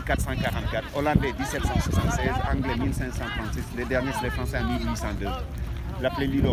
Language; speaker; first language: French; non-native, local second language; Wolof